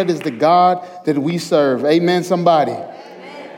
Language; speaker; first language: English; native; English